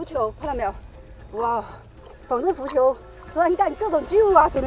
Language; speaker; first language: Chinese; native; Chinese